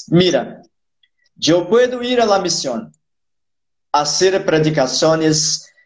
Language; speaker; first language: Spanish; non-native, fluent; Portuguese